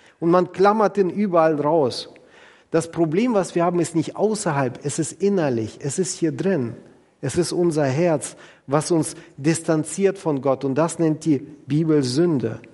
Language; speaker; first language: German; non-native, fluent; Russian